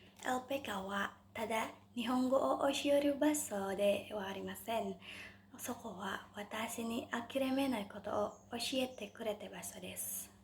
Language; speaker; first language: Japanese; non-native, learner; Indonesian